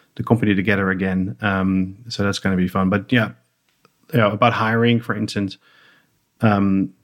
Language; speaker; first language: English; non-native, fluent; Dutch